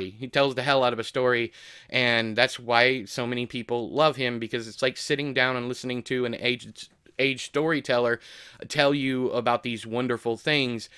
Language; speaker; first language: English; native; English